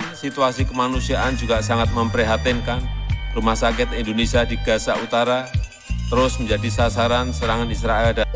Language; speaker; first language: Indonesian; native; Indonesian